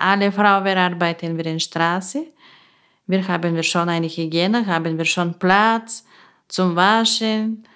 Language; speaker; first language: German; non-native, learner; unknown